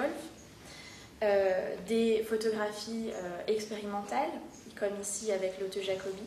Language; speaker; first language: French; native; French